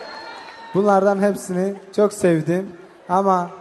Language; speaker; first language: Turkish; non-native, fluent; Tajik